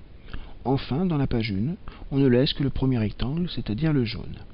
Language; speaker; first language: French; native; French